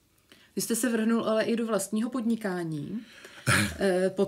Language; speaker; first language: Czech; native; Czech